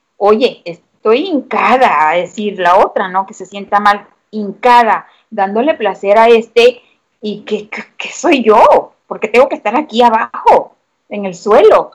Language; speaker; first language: Spanish; native; Spanish